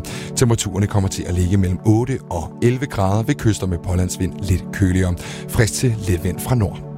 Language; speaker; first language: Danish; native; Danish